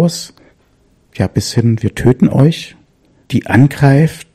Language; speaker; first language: German; native; German